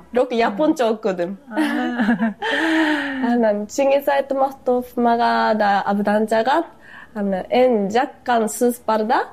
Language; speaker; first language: Kyrgyz; non-native, fluent; Japanese